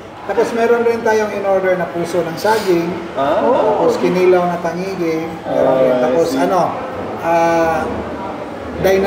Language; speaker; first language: Filipino; non-native, local second language; Cebuano